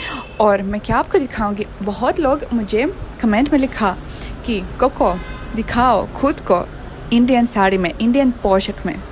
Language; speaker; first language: Hindi; non-native, fluent; Russian